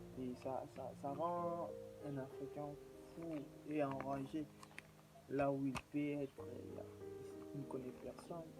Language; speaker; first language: French; non-native, local second language; Lingala